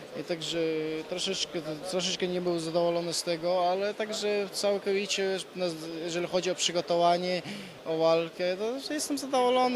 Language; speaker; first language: Polish; non-native, fluent; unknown